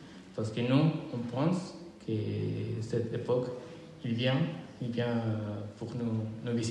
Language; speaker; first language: French; non-native, fluent; Spanish